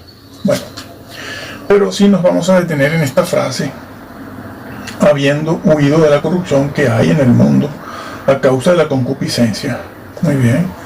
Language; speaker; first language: Spanish; native; Spanish